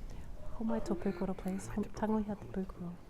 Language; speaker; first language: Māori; non-native, local second language; English